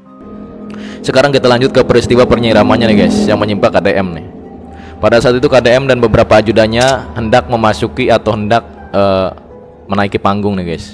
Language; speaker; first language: Indonesian; native; Indonesian